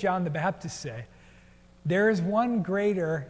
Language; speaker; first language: English; native; English